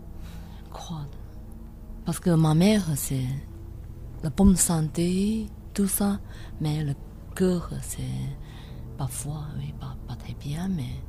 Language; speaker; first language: French; non-native, learner; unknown